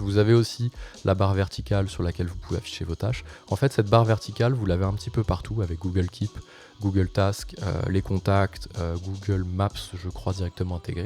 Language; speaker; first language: French; native; French